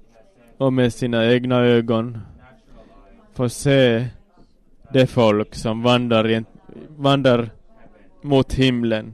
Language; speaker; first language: Swedish; non-native, local second language; Finnish